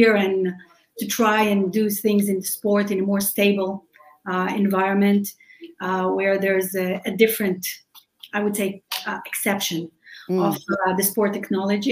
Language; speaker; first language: English; non-native, fluent; Hebrew